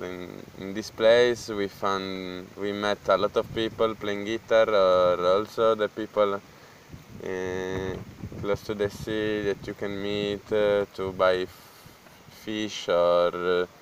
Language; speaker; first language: English; non-native, learner; Italian